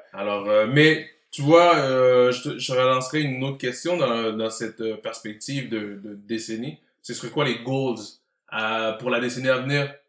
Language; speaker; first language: French; early bilingual, heritage; French